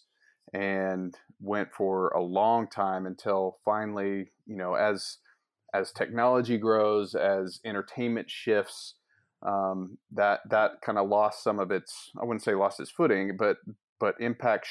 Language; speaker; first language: English; native; English